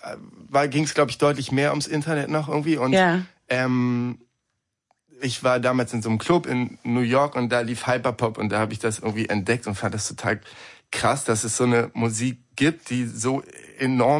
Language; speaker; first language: German; native; German